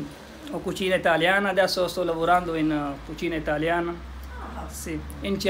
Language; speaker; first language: Italian; non-native, learner; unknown